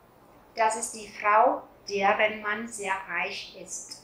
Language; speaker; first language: German; non-native, fluent; Vietnamese